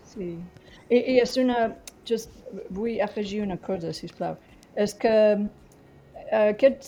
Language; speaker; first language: Catalan; non-native, learner; English